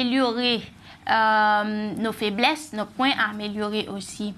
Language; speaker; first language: French; non-native, local second language; Haitian Creole